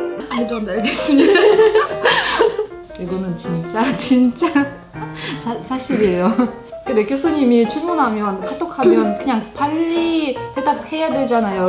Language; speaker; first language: Korean; non-native, fluent; Russian